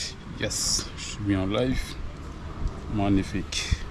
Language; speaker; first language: French; native; French